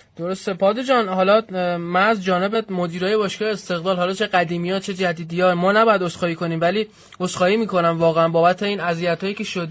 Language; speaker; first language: Persian; native; Persian